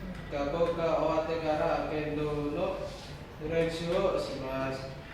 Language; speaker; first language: Japanese; non-native, learner; Indonesian